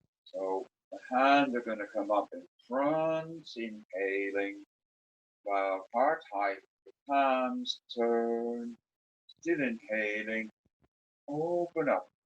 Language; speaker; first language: English; native; English